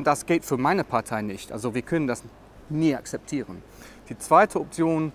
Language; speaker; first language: German; non-native, learner; English